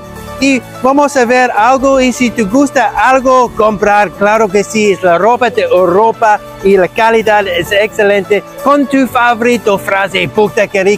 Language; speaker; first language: Spanish; non-native, learner; English